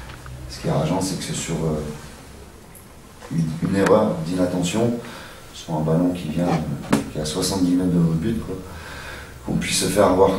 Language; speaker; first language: French; native; French